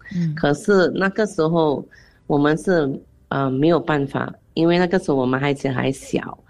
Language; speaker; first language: Chinese; non-native, local second language; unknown